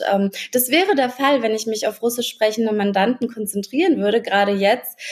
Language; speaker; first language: German; native; German